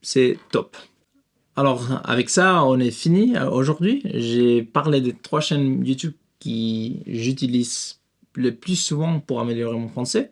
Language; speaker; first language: French; non-native, learner; Spanish